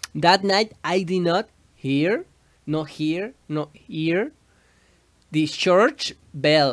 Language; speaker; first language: English; non-native, learner; Spanish